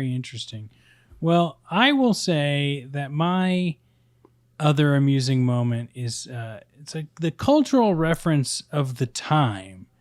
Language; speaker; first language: English; native; English